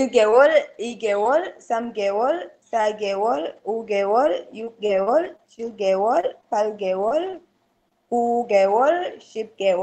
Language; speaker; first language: Korean; non-native, learner; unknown